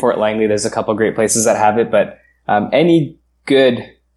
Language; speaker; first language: English; native; English